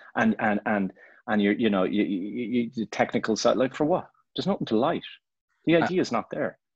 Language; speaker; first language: English; native; English